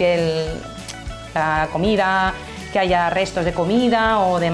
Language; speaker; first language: Spanish; native; Spanish